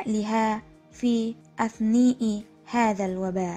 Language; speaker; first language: Arabic; non-native, learner; Indonesian